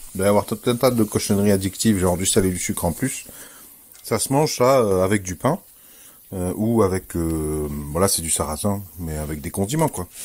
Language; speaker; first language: French; native; French